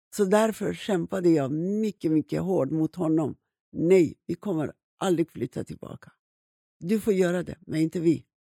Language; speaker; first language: Swedish; non-native, fluent; Persian